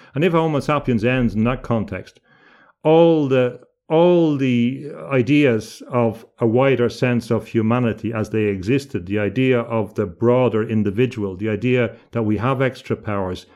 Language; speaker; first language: English; native; English